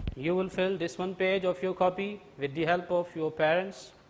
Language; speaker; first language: English; non-native, local second language; Urdu